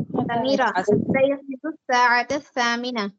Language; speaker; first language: Arabic; non-native, learner; Tamil